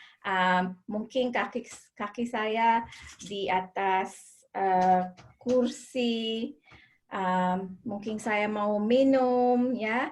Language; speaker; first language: Indonesian; non-native, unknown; English